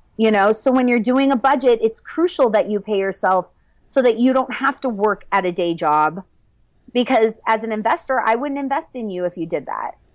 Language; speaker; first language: English; native; English